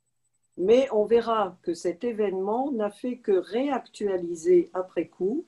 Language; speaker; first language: French; native; French